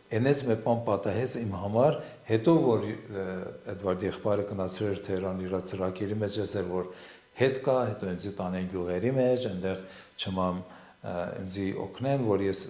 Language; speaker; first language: Armenian; non-native, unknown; Assyrian Neo-Aramaic